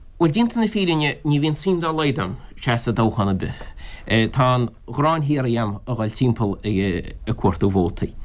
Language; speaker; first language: Irish; native; Irish